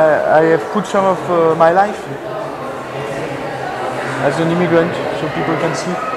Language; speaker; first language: English; non-native, fluent; French